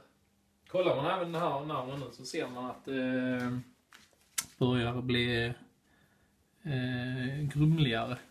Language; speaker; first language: Swedish; native; Swedish